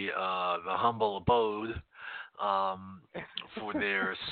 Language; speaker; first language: English; native; English